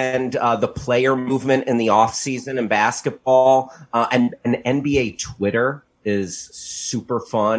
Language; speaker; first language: English; native; English